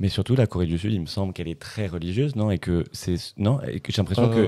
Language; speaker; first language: French; native; French